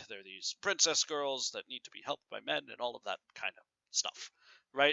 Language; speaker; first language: English; native; English